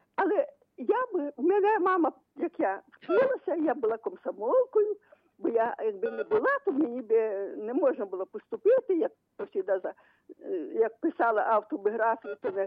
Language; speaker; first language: Ukrainian; native; Ukrainian